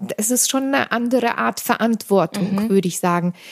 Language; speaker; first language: German; non-native, fluent; Armenian